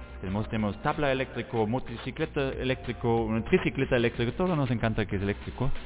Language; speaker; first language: Spanish; non-native, fluent; German